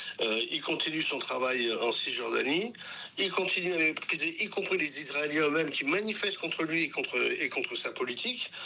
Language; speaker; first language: French; native; French